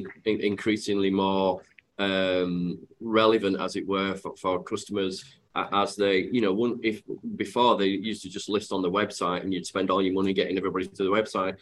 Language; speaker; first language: English; native; English